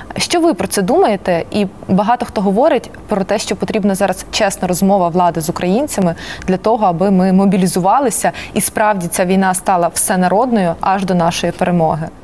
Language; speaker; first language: Ukrainian; native; Ukrainian